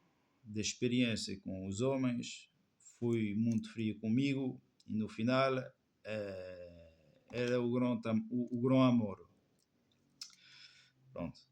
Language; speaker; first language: Portuguese; non-native, fluent; French